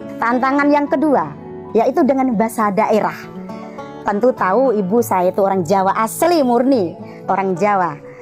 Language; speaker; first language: Indonesian; native; Indonesian